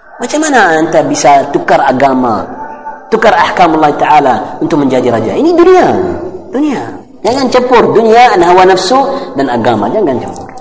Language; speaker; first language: Malay; non-native, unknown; Arabic